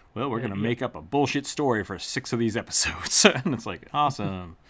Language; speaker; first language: English; native; English